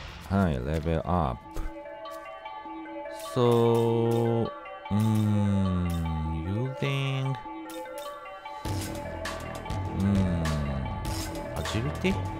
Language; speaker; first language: English; non-native, learner; Japanese